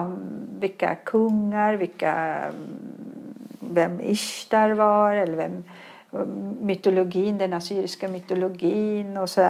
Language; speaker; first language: Swedish; early bilingual, other home language; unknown